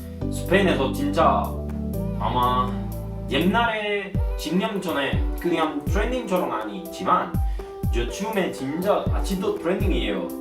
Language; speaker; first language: Korean; non-native, learner; Spanish